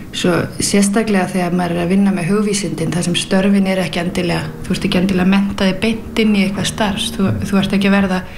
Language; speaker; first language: Icelandic; early bilingual, heritage; Icelandic